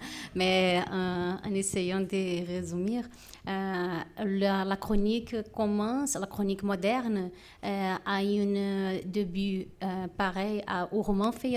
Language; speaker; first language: French; non-native, fluent; Portuguese